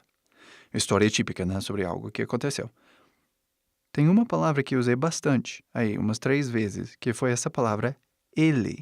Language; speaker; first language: Portuguese; non-native, fluent; English